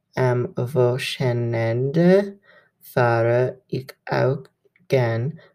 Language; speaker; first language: German; non-native, learner; English